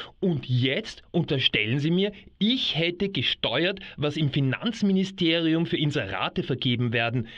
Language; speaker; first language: German; native; German